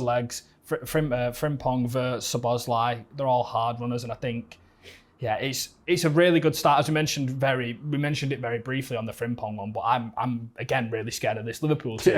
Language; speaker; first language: English; native; English